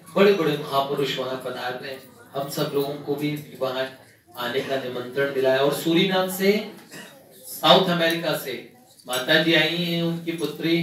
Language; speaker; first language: Hindi; native; Hindi